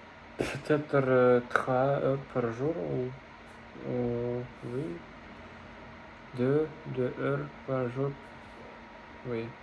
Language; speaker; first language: French; non-native, learner; Russian